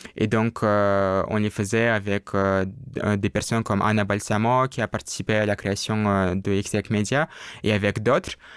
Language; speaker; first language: French; non-native, fluent; Russian